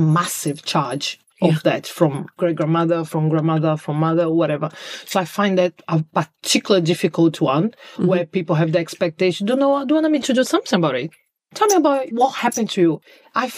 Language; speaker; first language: English; non-native, fluent; Portuguese